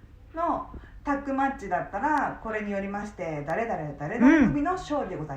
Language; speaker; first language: Japanese; native; Japanese